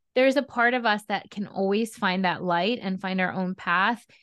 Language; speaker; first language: English; early bilingual, other home language; Russian